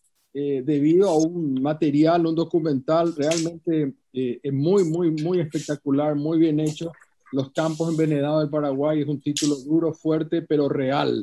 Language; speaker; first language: Spanish; native; Spanish